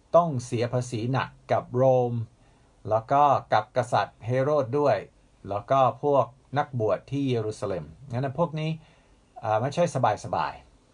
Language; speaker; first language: Thai; non-native, fluent; English